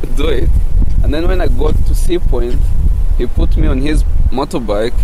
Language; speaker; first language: English; non-native, fluent; Kinyarwanda